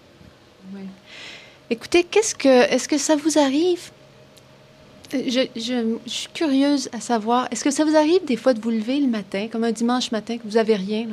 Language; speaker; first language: French; native; French